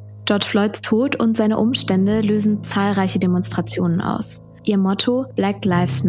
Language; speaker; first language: German; native; German